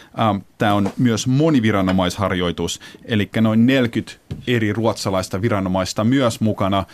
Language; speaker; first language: Finnish; early bilingual, heritage; Finnish